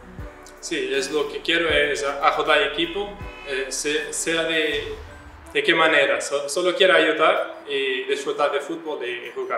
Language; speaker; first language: Spanish; non-native, learner; Portuguese